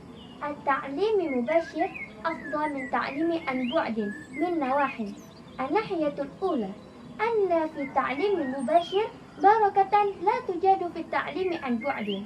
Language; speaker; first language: Arabic; non-native, fluent; Indonesian